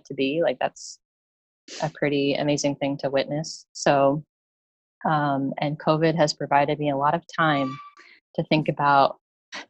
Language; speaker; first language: English; native; English